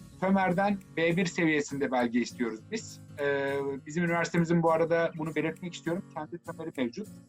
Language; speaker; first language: Turkish; native; Turkish